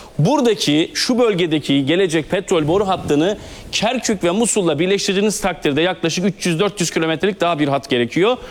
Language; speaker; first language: Turkish; native; Turkish